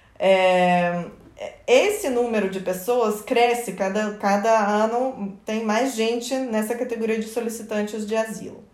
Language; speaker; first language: Portuguese; non-native, fluent; Russian